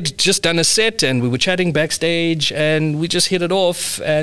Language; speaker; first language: English; native; English